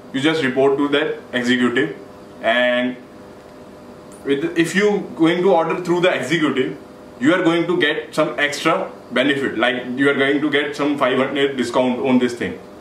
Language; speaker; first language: English; non-native, local second language; Punjabi